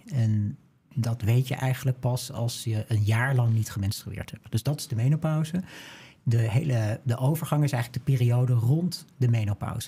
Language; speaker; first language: Dutch; native; Dutch